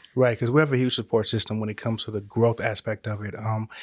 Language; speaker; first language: English; native; English